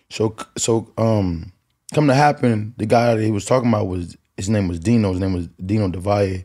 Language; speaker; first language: English; native; English